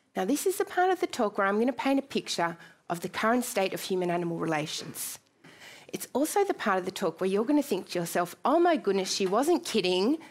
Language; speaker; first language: English; native; English